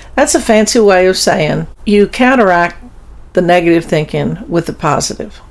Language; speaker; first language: English; early bilingual, other home language; German